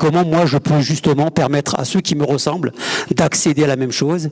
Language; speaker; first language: French; native; French